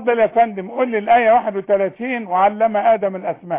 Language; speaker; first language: Arabic; native; Arabic